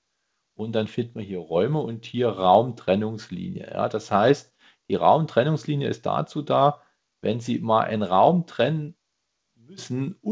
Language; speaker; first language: German; native; German